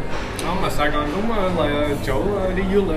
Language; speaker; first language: Vietnamese; early bilingual, heritage; English